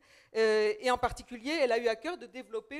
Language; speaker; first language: French; native; French